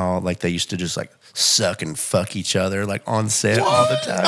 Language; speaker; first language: English; native; English